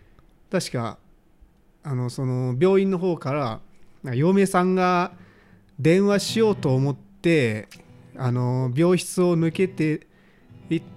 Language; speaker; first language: Japanese; native; Japanese